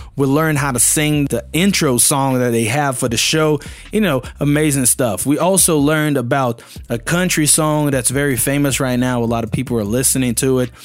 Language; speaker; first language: English; non-native, fluent; Portuguese